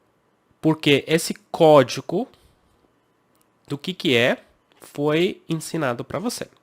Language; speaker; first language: Portuguese; non-native, fluent; English